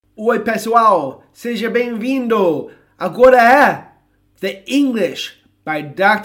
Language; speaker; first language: Portuguese; non-native, fluent; English